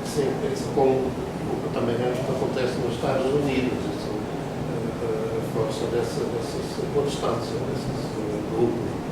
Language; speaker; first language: Portuguese; non-native, fluent; Dutch